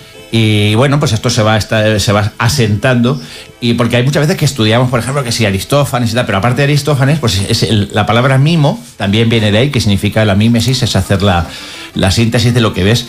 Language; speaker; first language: Spanish; native; Spanish